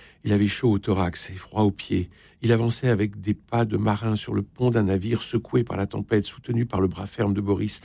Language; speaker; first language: French; native; French